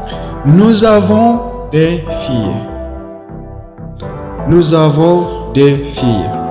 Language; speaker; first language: French; non-native, learner; Kinyarwanda